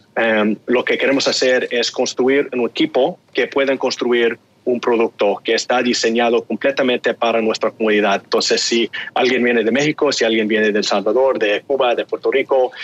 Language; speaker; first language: Spanish; early bilingual, heritage; Spanish